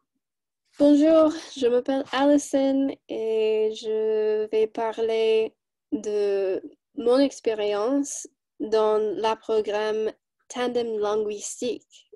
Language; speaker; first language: French; non-native, learner; English